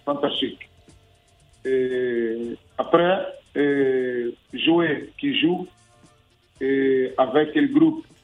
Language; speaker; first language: French; non-native, learner; Portuguese